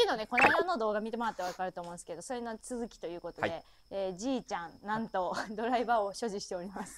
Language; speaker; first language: Japanese; native; Japanese